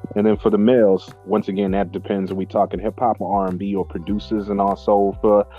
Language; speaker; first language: English; non-native, local second language; Shona